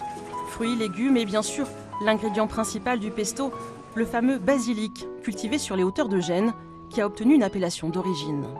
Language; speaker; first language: French; native; French